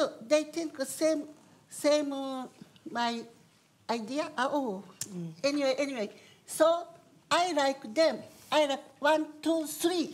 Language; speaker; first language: English; non-native, learner; Japanese